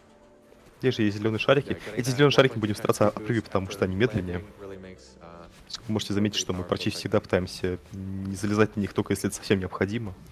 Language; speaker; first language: Russian; native; Russian